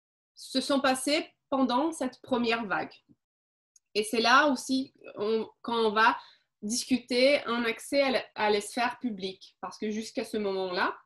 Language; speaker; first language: French; non-native, fluent; Portuguese